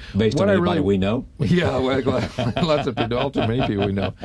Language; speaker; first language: English; native; English